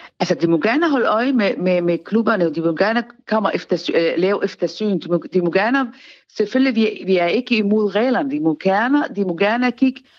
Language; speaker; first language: Danish; non-native, fluent; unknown